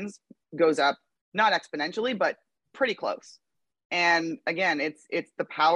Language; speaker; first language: English; native; English